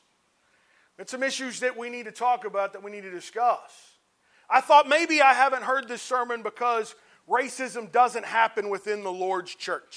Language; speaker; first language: English; native; English